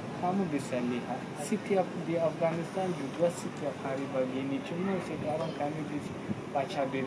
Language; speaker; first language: Indonesian; non-native, learner; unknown